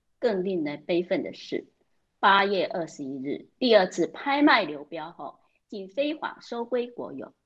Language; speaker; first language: Chinese; native; Chinese